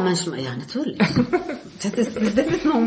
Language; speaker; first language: German; non-native, learner; Arabic